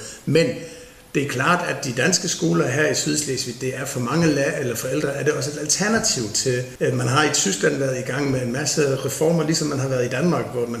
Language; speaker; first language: Danish; native; Danish